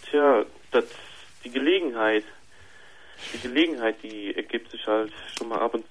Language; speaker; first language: German; native; German